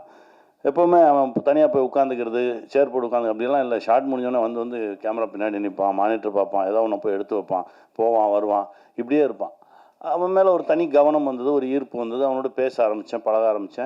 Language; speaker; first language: Tamil; native; Tamil